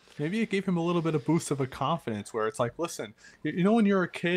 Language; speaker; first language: English; native; English